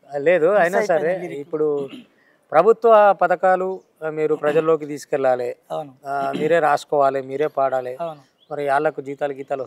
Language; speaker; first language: Telugu; native; Telugu